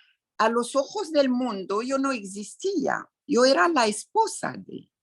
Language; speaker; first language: Spanish; non-native, fluent; Arabic